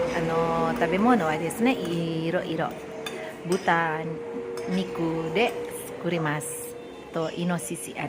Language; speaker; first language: Japanese; non-native, learner; Indonesian